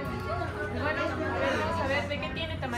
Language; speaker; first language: Spanish; native; Spanish